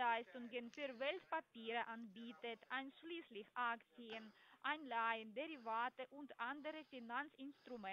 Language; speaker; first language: German; non-native, learner; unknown